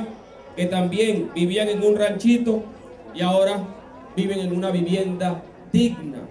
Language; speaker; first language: Spanish; native; Spanish